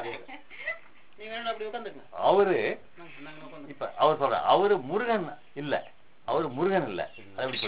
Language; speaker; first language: Tamil; native; Tamil